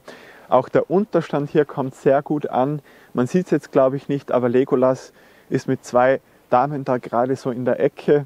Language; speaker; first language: German; native; German